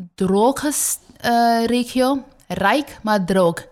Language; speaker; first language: Dutch; non-native, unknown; Bangla